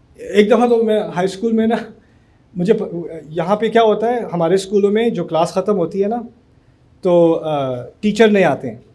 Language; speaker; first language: Urdu; native; Urdu